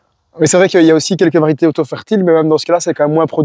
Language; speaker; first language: French; native; French